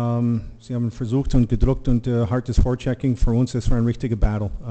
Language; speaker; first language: German; non-native, learner; English